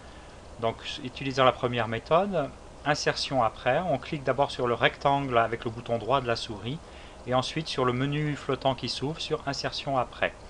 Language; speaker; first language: French; native; French